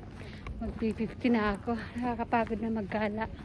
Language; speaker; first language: Japanese; non-native, learner; Filipino